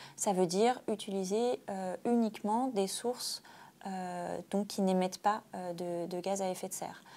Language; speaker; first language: French; native; French